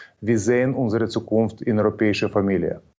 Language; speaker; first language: German; non-native, learner; Ukrainian